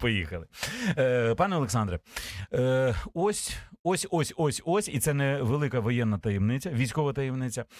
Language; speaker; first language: Ukrainian; native; Ukrainian